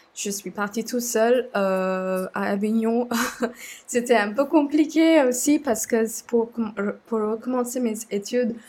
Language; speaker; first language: French; non-native, fluent; Sinhala